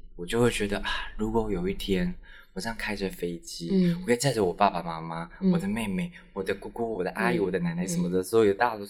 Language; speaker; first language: Chinese; native; Chinese